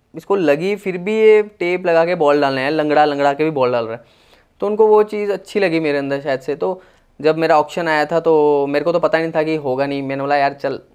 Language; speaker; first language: Hindi; native; Hindi